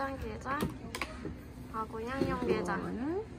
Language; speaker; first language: Korean; non-native, learner; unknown